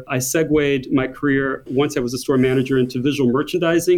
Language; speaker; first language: English; native; English